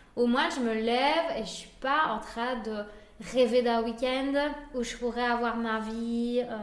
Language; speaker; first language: French; early bilingual, other home language; Spanish